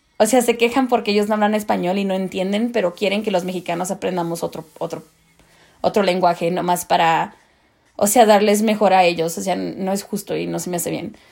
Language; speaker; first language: Spanish; early bilingual, heritage; Spanish